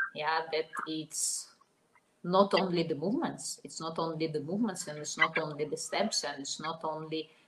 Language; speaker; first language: English; non-native, fluent; Russian